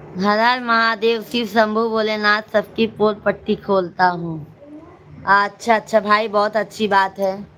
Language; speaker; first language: Hindi; native; Hindi